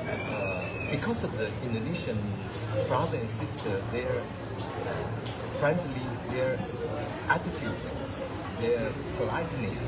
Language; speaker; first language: English; non-native, fluent; Chinese